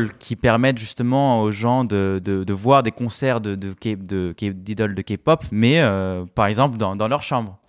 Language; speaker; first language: French; non-native, fluent; Korean